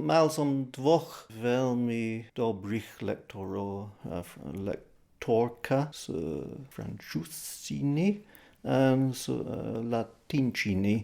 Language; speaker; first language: Slovak; non-native, fluent; English